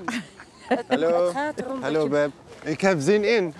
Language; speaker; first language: Dutch; non-native, learner; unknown